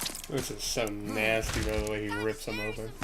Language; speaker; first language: English; native; English